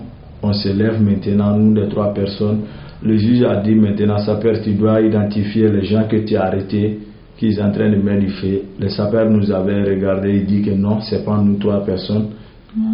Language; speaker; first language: French; non-native, local second language; Bambara